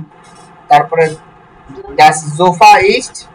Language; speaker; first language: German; non-native, learner; Bangla